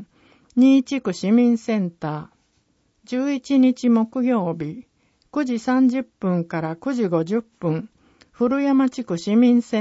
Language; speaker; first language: Japanese; native; Japanese